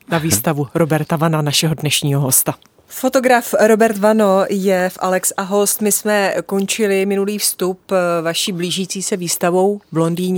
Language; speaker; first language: Czech; native; Czech